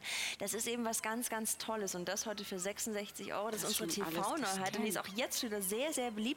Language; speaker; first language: German; native; German